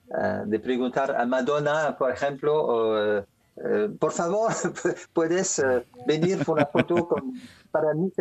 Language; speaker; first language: Spanish; non-native, learner; French